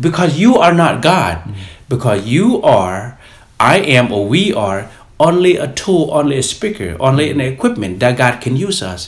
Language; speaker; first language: English; non-native, fluent; Lao